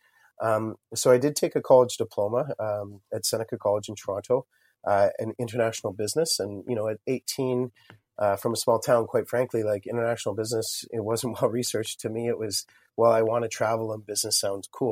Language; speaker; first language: English; native; English